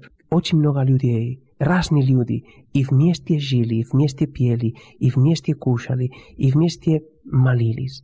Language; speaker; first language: Russian; non-native, fluent; Spanish